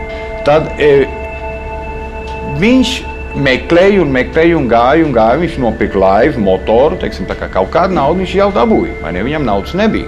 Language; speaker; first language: Latvian; early bilingual, heritage; Latvian